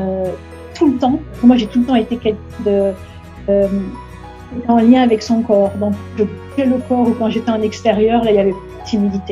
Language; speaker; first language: French; native; French